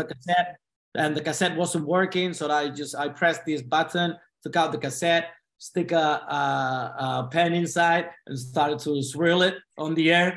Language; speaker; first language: English; non-native, fluent; Spanish